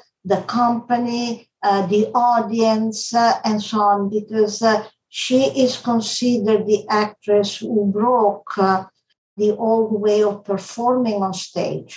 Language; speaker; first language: English; non-native, fluent; Italian